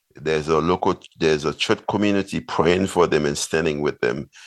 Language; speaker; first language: English; non-native, fluent; Haitian Creole